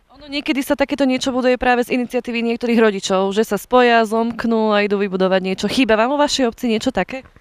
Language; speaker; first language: Slovak; native; Slovak